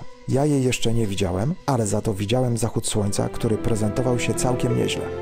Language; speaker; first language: Polish; native; Polish